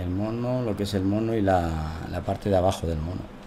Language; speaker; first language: Spanish; native; Spanish